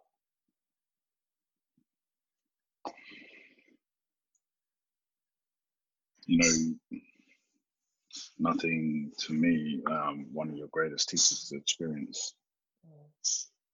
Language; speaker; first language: English; native; English